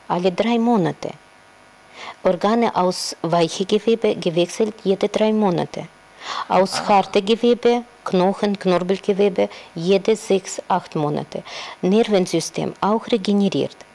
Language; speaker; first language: German; non-native, learner; Russian